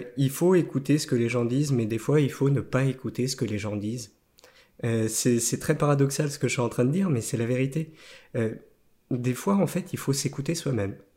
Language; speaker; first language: French; native; French